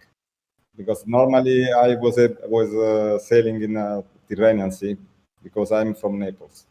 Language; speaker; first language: English; non-native, learner; Italian